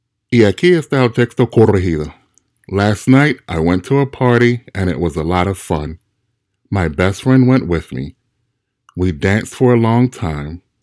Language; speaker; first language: English; native; English